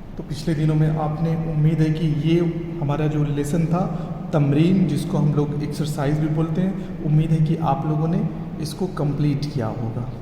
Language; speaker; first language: Hindi; native; Hindi